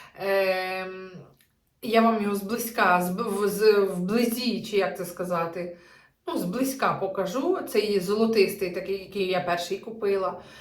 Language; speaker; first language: Ukrainian; native; Ukrainian